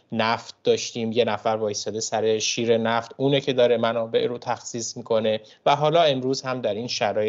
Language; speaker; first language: Persian; native; Persian